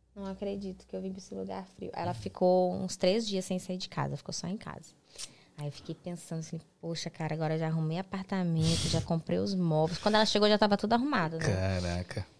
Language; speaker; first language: Portuguese; native; Portuguese